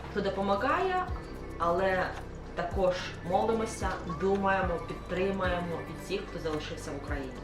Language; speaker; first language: Ukrainian; non-native, local second language; Russian